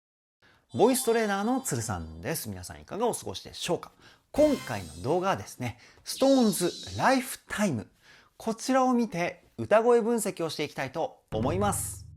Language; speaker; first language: Japanese; native; Japanese